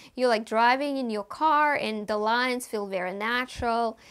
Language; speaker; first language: English; non-native, fluent; Russian